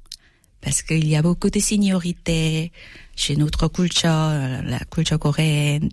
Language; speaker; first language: French; non-native, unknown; Korean